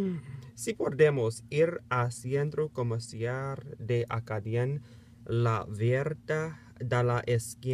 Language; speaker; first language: Spanish; non-native, learner; English